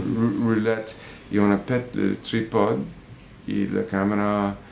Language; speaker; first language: French; non-native, fluent; English